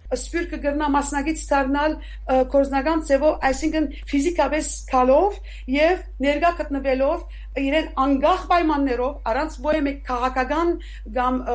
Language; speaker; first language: Armenian; early bilingual, heritage; Armenian